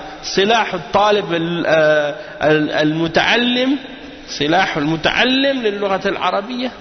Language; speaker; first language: Arabic; non-native, fluent; French